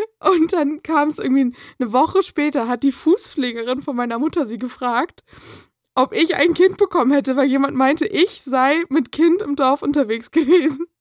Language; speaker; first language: German; native; German